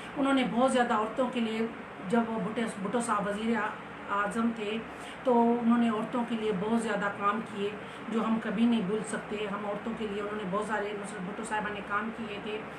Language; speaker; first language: Urdu; non-native, local second language; Sindhi